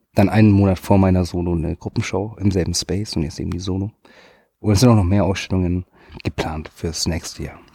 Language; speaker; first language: German; native; German